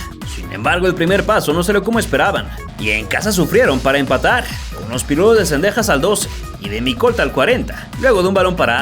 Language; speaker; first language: Spanish; native; Spanish